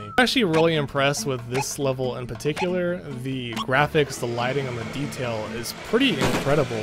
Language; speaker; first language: English; native; English